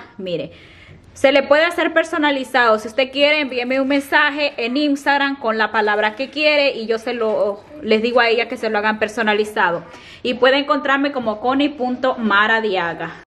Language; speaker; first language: Spanish; native; Spanish